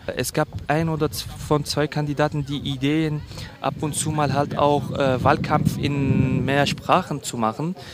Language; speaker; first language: German; non-native, fluent; Kurdish